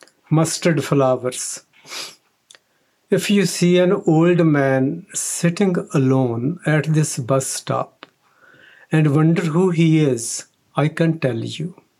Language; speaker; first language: English; non-native, local second language; Punjabi